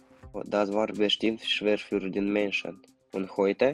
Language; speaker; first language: German; non-native, learner; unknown